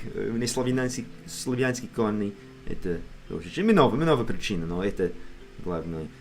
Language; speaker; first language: Russian; non-native, learner; English